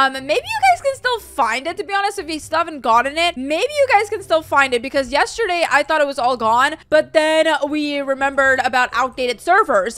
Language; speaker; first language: English; native; English